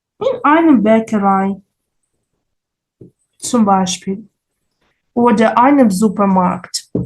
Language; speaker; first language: German; non-native, fluent; Ukrainian